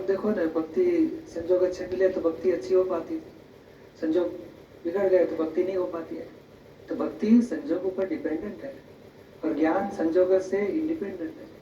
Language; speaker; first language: Hindi; non-native, local second language; Gujarati